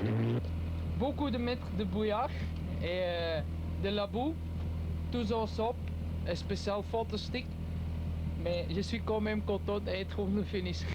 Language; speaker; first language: French; non-native, local second language; Dutch